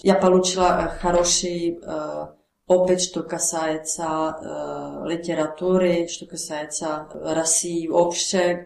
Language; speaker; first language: Russian; non-native, learner; Czech